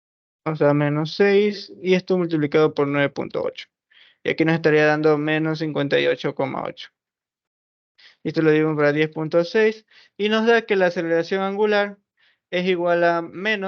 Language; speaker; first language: Spanish; native; Spanish